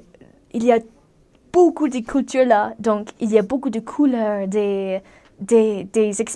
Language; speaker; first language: French; non-native, fluent; English